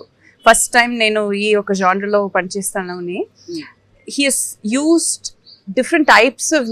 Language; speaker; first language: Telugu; non-native, fluent; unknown